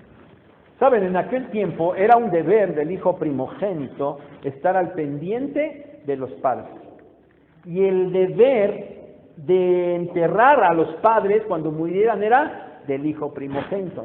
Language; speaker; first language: Spanish; native; Spanish